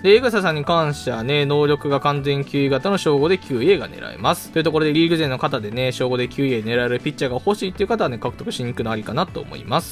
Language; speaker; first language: Japanese; native; Japanese